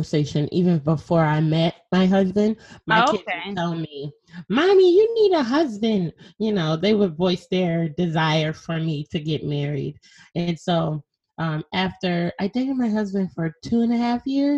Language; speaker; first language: English; native; English